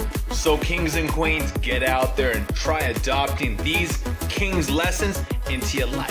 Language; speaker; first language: English; native; English